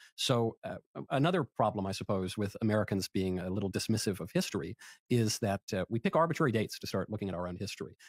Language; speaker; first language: English; native; English